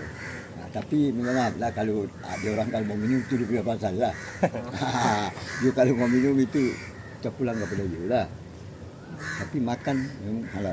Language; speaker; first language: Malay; non-native, local second language; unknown